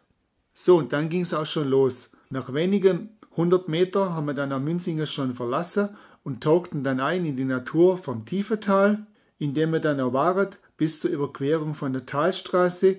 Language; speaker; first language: German; native; German